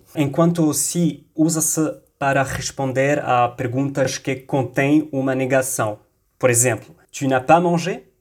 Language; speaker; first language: Portuguese; non-native, fluent; Arabic